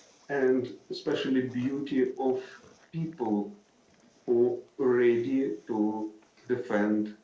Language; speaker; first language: English; non-native, fluent; Ukrainian